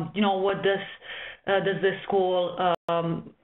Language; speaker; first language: English; non-native, fluent; Serbian